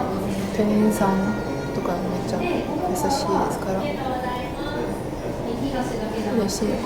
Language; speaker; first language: Japanese; non-native, learner; French